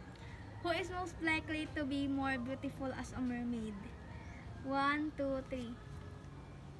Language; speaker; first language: English; non-native, local second language; Filipino